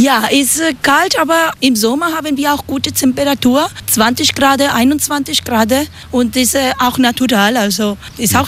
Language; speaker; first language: German; non-native, learner; Spanish